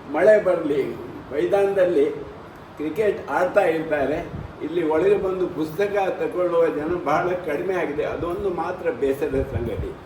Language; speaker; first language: Kannada; non-native, local second language; Konkani